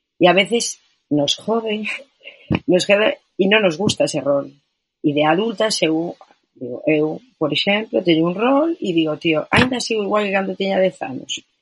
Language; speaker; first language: Galician; non-native, local second language; Spanish